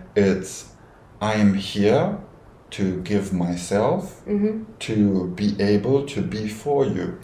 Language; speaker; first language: English; non-native, fluent; Romanian